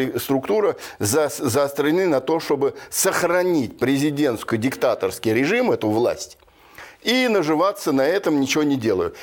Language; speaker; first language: Russian; native; Russian